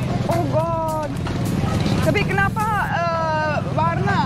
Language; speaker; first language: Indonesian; non-native, learner; German